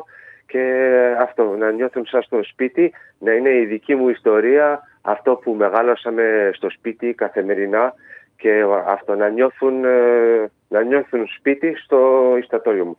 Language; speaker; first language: Greek; early bilingual, heritage; Greek